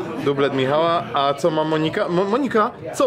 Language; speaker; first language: Polish; native; Polish